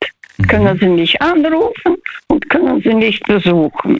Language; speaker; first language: German; non-native, fluent; Russian